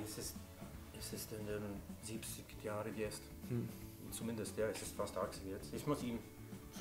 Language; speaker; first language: German; non-native, learner; English